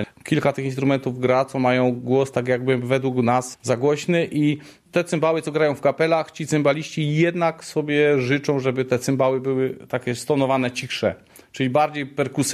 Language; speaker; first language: Polish; native; Polish